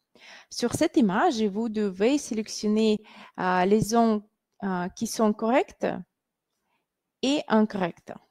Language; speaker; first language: French; non-native, fluent; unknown